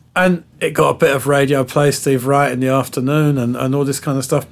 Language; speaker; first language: English; native; English